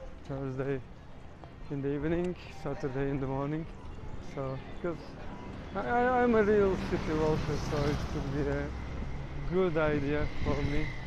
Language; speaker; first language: English; non-native, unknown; Turkish